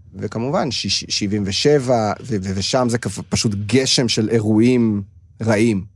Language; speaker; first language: Hebrew; native; Hebrew